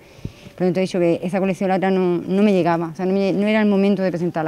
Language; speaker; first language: Spanish; native; Spanish